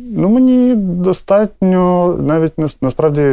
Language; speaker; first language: Ukrainian; native; Ukrainian